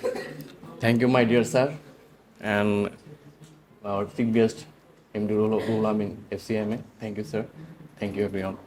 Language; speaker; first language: English; non-native, learner; Bangla